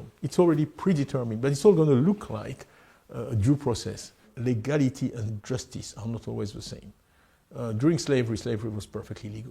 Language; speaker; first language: English; non-native, fluent; French